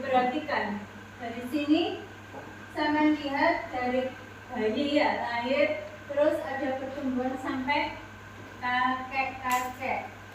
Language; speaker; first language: Indonesian; native; Indonesian